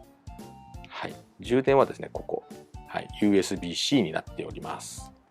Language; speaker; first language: Japanese; native; Japanese